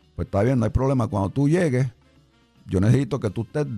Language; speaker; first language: Spanish; early bilingual, heritage; Spanish